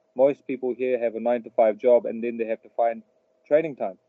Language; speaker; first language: English; early bilingual, other home language; Telugu